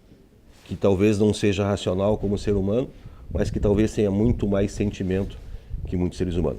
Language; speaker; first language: Portuguese; native; Portuguese